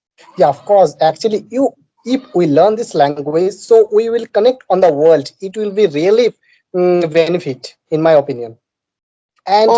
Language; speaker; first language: English; non-native, learner; Bangla